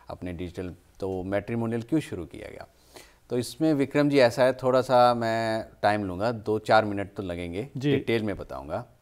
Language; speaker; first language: Hindi; native; Hindi